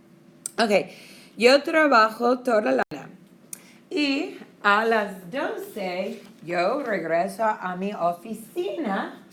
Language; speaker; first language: Spanish; non-native, fluent; English